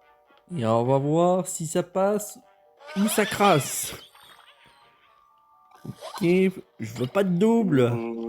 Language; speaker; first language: French; native; French